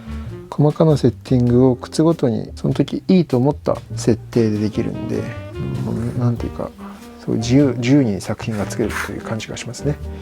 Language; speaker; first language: Japanese; native; Japanese